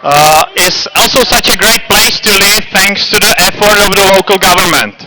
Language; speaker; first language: English; non-native, fluent; Czech